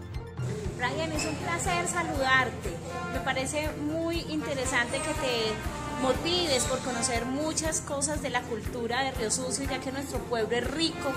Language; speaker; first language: Spanish; native; Spanish